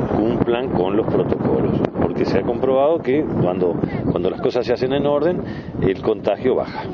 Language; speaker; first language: Spanish; native; Spanish